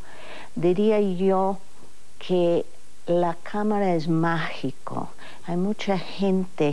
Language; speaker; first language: Spanish; non-native, fluent; English